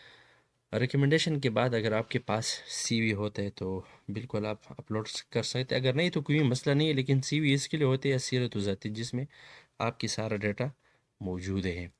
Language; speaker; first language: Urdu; non-native, local second language; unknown